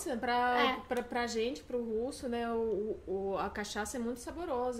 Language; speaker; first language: Portuguese; non-native, fluent; Russian